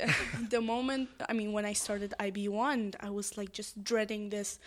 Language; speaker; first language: English; non-native, fluent; Persian